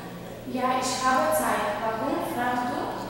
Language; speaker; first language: German; non-native, learner; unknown